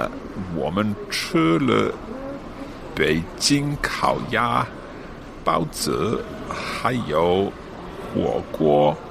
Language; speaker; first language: Chinese; non-native, learner; English